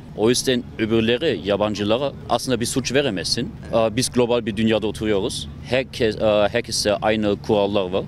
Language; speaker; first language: Turkish; non-native, learner; German